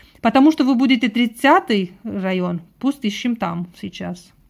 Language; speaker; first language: Russian; non-native, learner; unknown